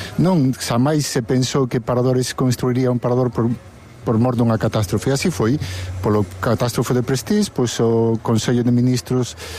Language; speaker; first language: Galician; native; Galician